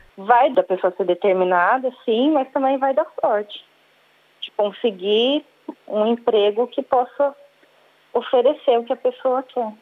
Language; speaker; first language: Portuguese; native; Portuguese